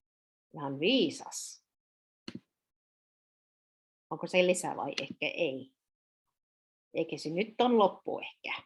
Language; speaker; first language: Finnish; non-native, learner; English